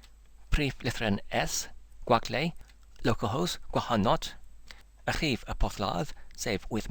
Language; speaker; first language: Welsh; non-native, learner; English